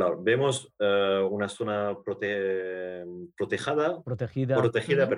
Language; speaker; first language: Spanish; non-native, learner; French